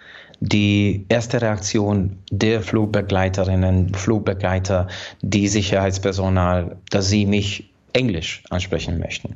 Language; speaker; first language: German; non-native, fluent; Hungarian